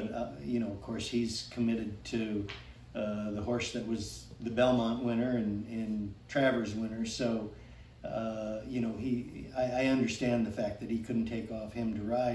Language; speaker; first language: English; native; English